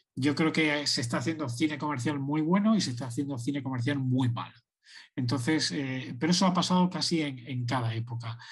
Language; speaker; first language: Spanish; native; Spanish